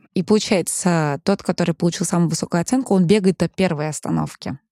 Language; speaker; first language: Russian; early bilingual, heritage; Russian